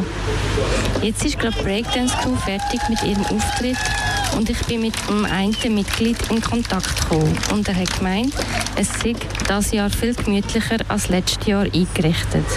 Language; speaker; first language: German; native; German